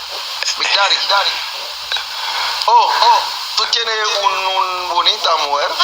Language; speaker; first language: Spanish; non-native, learner; Haitian Creole